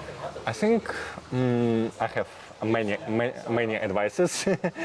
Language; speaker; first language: English; non-native, fluent; Russian